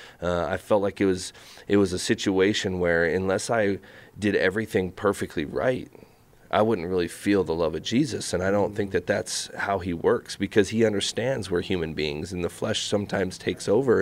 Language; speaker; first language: English; native; English